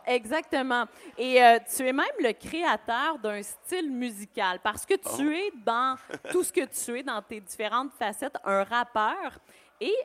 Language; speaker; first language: French; native; French